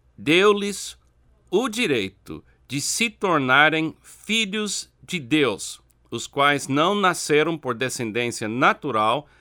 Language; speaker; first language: Portuguese; non-native, fluent; English